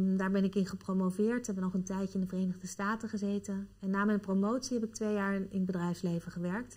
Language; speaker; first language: Dutch; native; Dutch